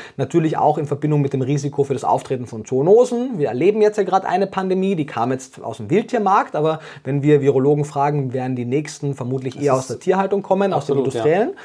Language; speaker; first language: German; native; German